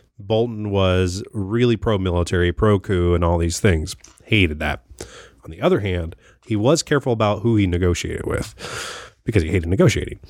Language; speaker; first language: English; native; English